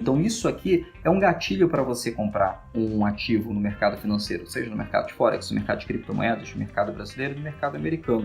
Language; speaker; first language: Portuguese; native; Portuguese